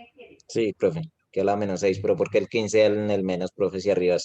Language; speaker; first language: Spanish; native; Spanish